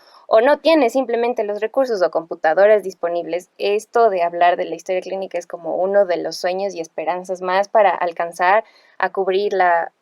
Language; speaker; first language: Spanish; native; Spanish